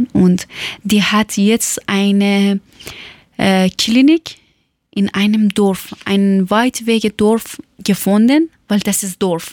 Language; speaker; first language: German; non-native, learner; Persian